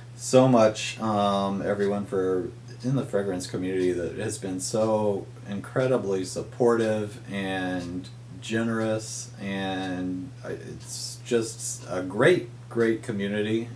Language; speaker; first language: English; native; English